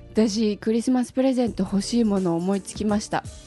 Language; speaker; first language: Japanese; native; Japanese